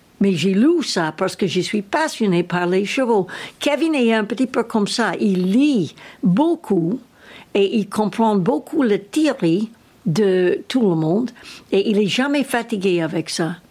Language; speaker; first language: French; non-native, learner; English